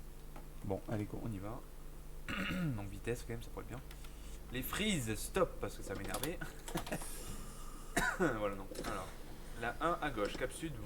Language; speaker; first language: French; native; French